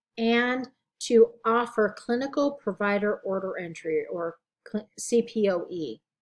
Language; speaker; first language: English; native; English